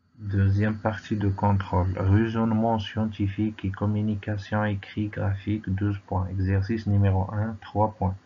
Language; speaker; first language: French; non-native, local second language; Arabic